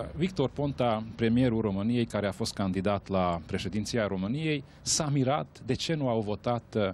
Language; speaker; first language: Romanian; non-native, local second language; Hungarian